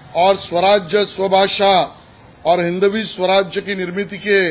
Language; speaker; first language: Hindi; non-native, local second language; Marathi